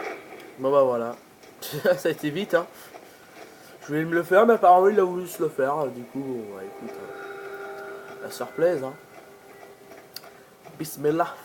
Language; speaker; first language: French; native; French